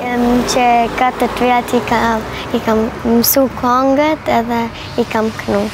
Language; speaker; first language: Albanian; early bilingual, heritage; Albanian